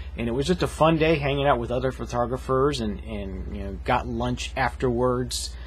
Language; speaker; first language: English; native; English